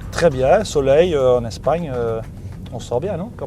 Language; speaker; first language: French; native; French